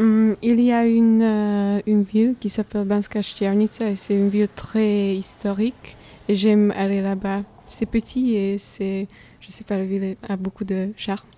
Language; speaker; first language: French; non-native, fluent; Slovak